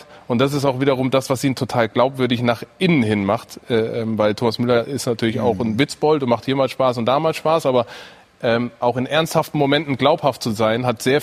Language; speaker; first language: German; native; German